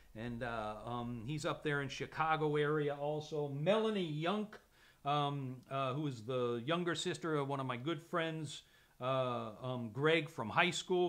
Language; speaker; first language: English; native; English